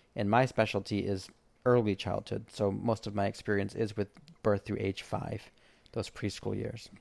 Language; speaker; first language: English; native; English